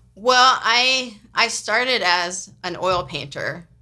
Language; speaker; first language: English; native; English